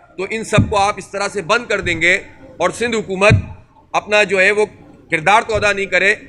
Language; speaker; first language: Urdu; native; Urdu